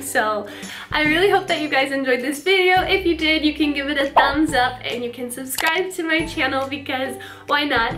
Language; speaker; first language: English; early bilingual, other home language; Romanian